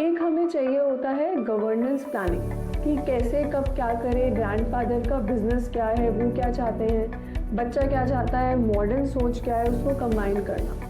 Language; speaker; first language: Hindi; native; Hindi